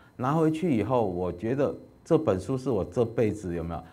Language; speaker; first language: Chinese; native; Chinese